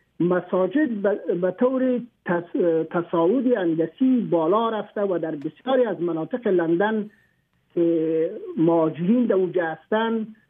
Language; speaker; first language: Persian; native; Persian